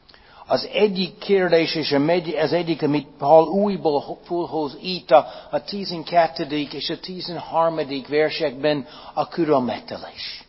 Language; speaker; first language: Hungarian; non-native, fluent; English